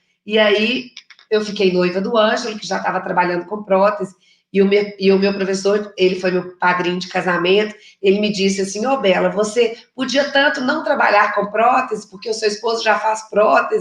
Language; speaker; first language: Portuguese; native; Portuguese